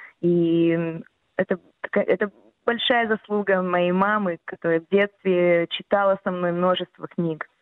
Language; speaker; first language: Russian; early bilingual, heritage; Russian